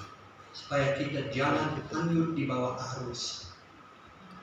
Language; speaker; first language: Indonesian; non-native, fluent; English